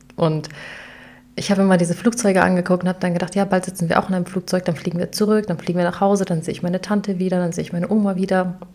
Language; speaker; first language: German; early bilingual, other home language; Arabic